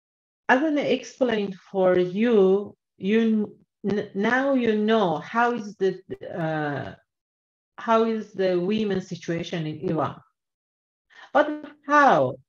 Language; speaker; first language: English; non-native, learner; Persian